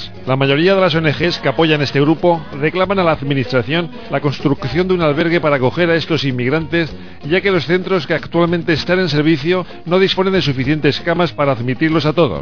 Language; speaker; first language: Spanish; native; Spanish